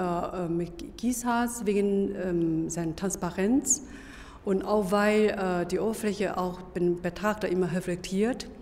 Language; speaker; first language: German; non-native, fluent; Chinese